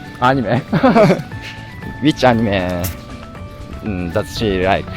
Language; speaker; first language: English; non-native, learner; Japanese